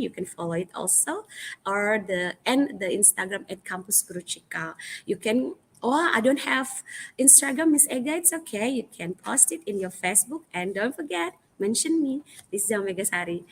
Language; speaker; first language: English; non-native, fluent; Indonesian